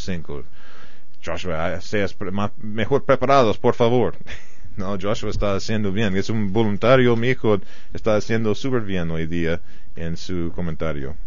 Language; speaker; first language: Spanish; non-native, fluent; English